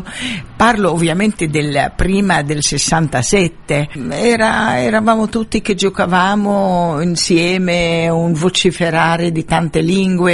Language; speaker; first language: Italian; non-native, fluent; Arabic